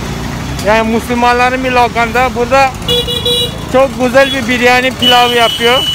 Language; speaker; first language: Turkish; non-native, fluent; Malayalam